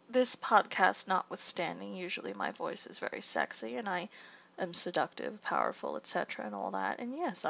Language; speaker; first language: English; native; English